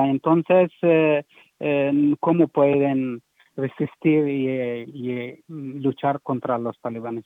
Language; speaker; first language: Spanish; non-native, learner; Persian